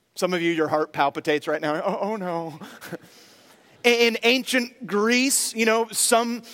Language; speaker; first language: English; native; English